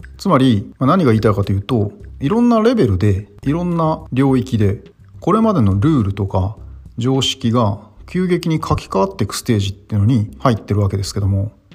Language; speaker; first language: Japanese; native; Japanese